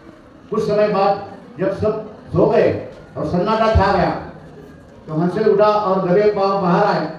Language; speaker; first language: Hindi; non-native, local second language; Marathi